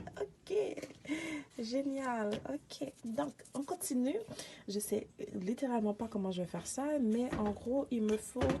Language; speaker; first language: French; native; French